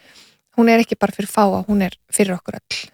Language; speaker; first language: Icelandic; native; Icelandic